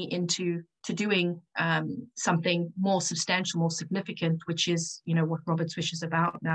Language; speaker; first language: English; native; English